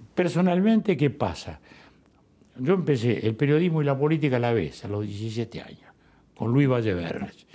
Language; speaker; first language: Spanish; native; Spanish